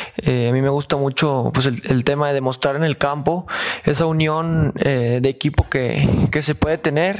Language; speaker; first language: Spanish; native; Spanish